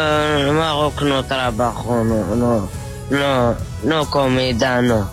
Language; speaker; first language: Spanish; non-native, learner; Arabic